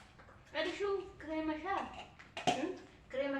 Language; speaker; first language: Arabic; non-native, learner; Oromo